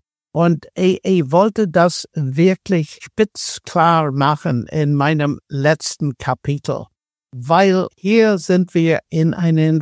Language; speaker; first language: German; non-native, fluent; English